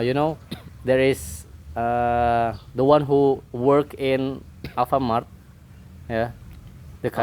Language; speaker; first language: English; non-native, learner; Indonesian